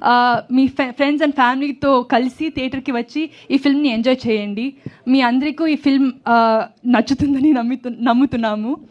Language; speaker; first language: Telugu; non-native, learner; Tamil